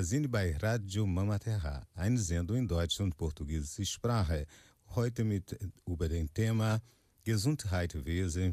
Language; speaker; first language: German; non-native, fluent; Portuguese